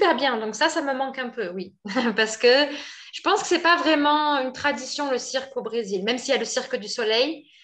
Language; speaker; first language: French; native; French